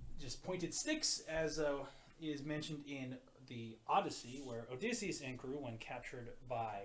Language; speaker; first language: English; native; English